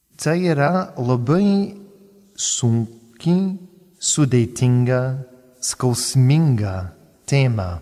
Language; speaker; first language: Lithuanian; non-native, fluent; English